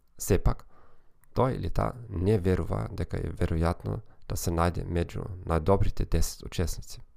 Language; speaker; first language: Macedonian; non-native, learner; German